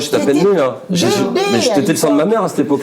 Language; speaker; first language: French; native; French